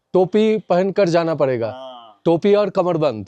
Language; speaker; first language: Hindi; non-native, local second language; Bangla